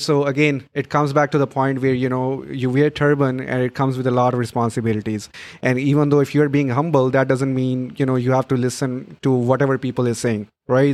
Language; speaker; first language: English; non-native, local second language; Punjabi